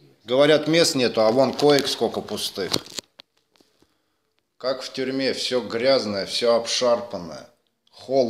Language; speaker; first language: Russian; native; Russian